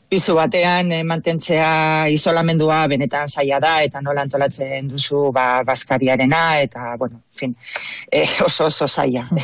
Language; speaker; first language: Basque; non-native, local second language; Spanish